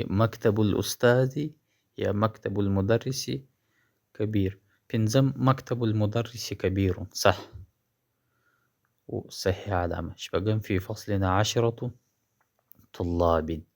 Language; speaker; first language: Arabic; non-native, fluent; Pashto